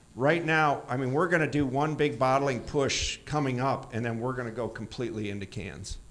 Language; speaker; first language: English; native; English